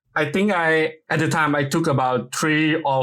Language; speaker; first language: English; non-native, fluent; Thai